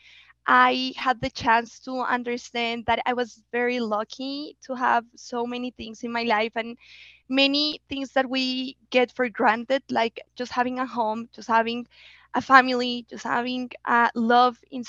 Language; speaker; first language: English; non-native, fluent; Spanish